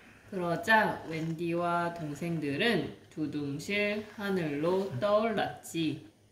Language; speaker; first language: Korean; native; Korean